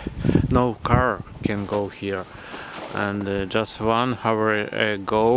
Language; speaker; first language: English; non-native, learner; Ukrainian